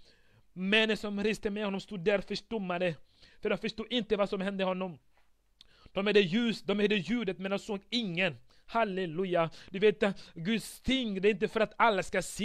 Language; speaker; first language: Swedish; non-native, fluent; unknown